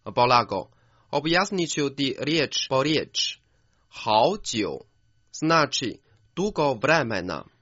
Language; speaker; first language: Croatian; non-native, fluent; Chinese